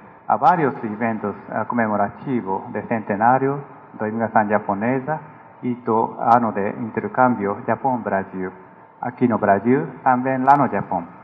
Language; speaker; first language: Portuguese; non-native, fluent; Japanese